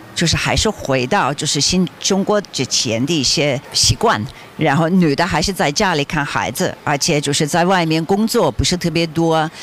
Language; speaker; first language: Chinese; non-native, fluent; English